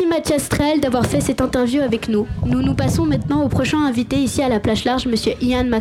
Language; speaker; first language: French; native; French